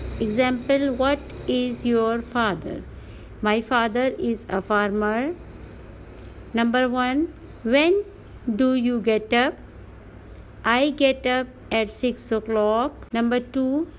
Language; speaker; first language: English; non-native, local second language; Urdu